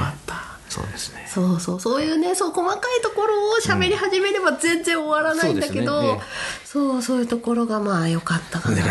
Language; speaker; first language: Japanese; native; Japanese